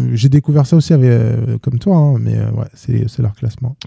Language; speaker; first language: French; native; French